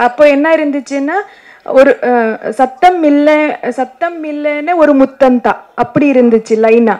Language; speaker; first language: Tamil; non-native, learner; Kannada